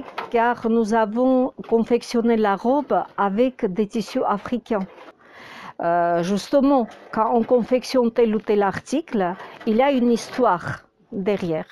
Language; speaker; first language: French; non-native, fluent; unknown